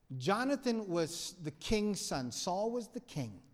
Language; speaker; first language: English; non-native, fluent; Vietnamese